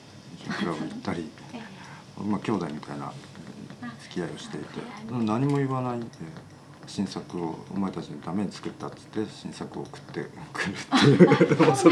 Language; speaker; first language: Japanese; native; Japanese